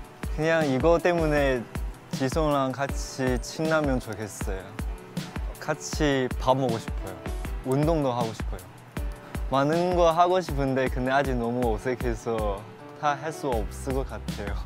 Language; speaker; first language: Korean; non-native, learner; Chinese